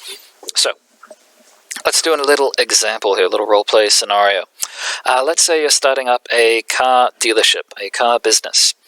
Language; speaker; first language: English; native; English